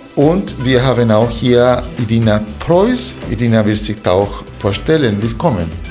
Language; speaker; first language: German; non-native, fluent; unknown